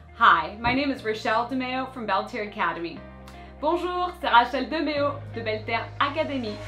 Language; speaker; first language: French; non-native, fluent; English